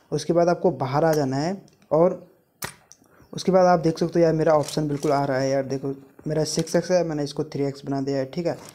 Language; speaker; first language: Hindi; native; Hindi